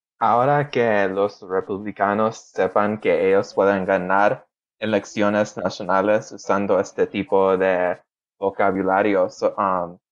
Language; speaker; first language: Spanish; early bilingual, heritage; Spanish